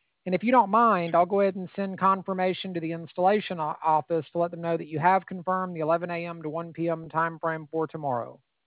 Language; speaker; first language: English; native; English